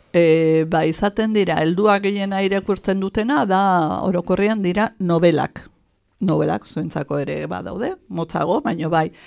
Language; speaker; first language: Basque; native; Basque